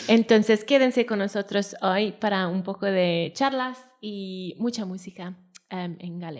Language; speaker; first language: Spanish; non-native, fluent; Welsh